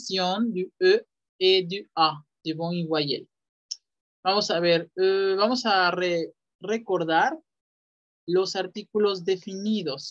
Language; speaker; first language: Spanish; native; Spanish